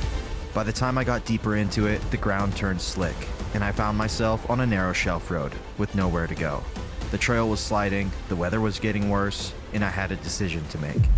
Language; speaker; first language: English; native; English